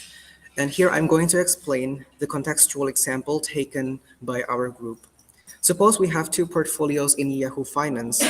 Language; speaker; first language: English; non-native, fluent; Indonesian